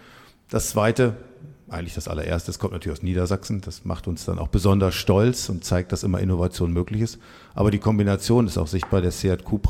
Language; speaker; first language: German; native; German